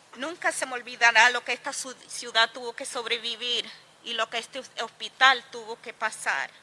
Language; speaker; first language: Spanish; early bilingual, heritage; Spanish